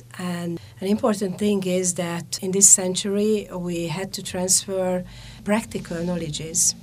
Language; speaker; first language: English; non-native, fluent; Hungarian